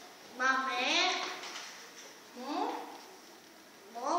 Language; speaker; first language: French; non-native, learner; Armenian